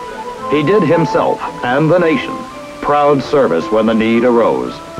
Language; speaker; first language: English; native; English